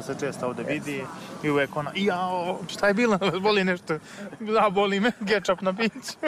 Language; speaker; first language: Serbian; native; Serbian